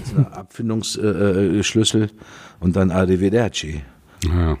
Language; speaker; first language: German; native; German